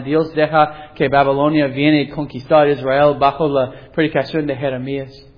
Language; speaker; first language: Spanish; non-native, fluent; English